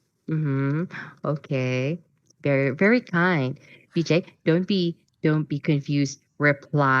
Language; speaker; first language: English; non-native, fluent; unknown